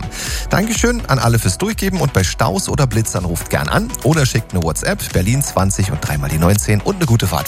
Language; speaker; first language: German; native; German